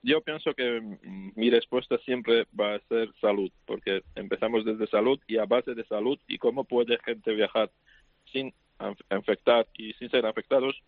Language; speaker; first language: Spanish; non-native, fluent; Georgian